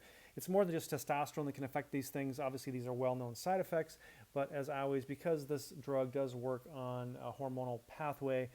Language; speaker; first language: English; native; English